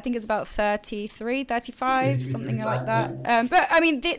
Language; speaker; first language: English; native; English